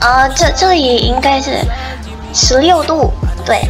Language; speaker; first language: Chinese; non-native, fluent; Vietnamese